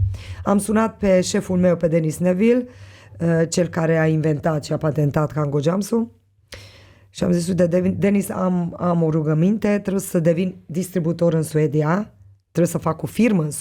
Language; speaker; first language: Romanian; non-native, local second language; Hungarian